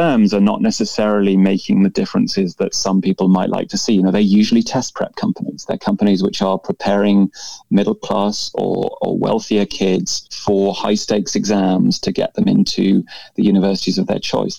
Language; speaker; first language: English; native; English